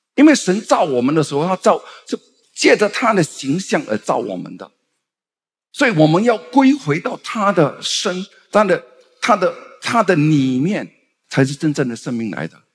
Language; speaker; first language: Chinese; native; Chinese